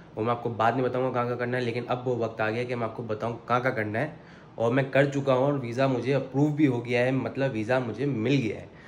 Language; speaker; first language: Urdu; native; Urdu